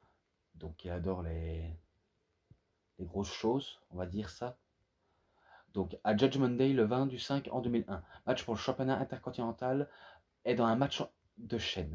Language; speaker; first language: French; native; French